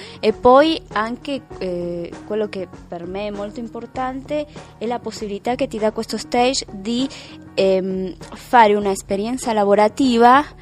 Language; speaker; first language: Italian; non-native, fluent; Spanish